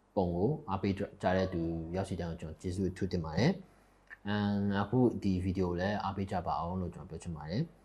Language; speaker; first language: Burmese; non-native, local second language; Kachin